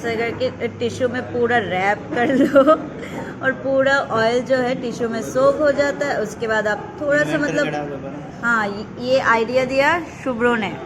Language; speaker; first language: Hindi; non-native, local second language; Bangla